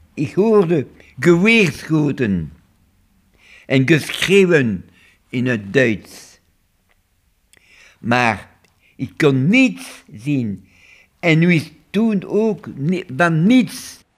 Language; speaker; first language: Dutch; non-native, local second language; French